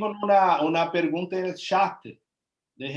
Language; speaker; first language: Spanish; non-native, learner; Portuguese